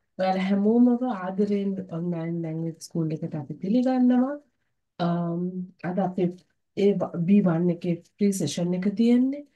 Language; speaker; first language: German; non-native, fluent; Sinhala